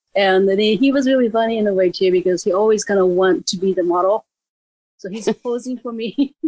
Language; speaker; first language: English; non-native, fluent; Japanese